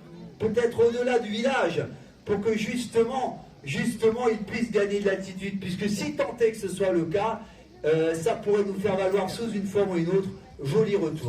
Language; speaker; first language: French; native; French